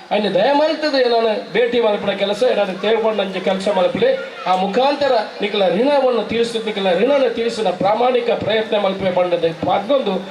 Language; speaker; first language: Kannada; native; Kannada